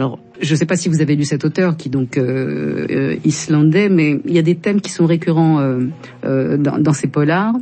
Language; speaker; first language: French; native; French